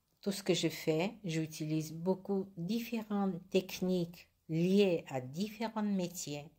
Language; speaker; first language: French; non-native, learner; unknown